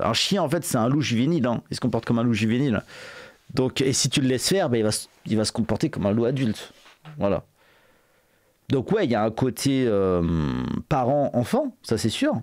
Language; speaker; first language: French; native; French